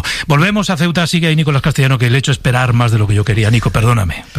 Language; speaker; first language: Spanish; native; Spanish